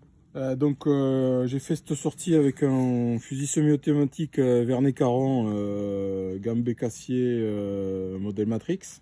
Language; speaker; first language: French; native; French